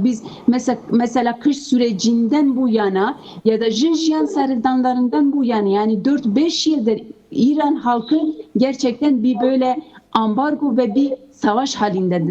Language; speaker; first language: Turkish; non-native, fluent; Kurdish